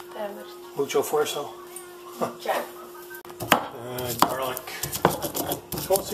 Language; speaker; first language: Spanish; non-native, learner; English